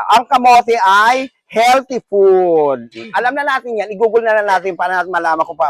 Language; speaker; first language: Filipino; non-native, local second language; Bikol